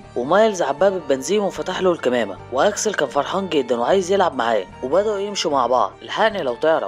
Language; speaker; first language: Arabic; native; Arabic